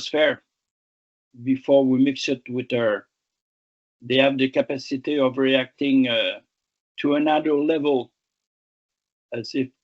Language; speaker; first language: English; non-native, local second language; French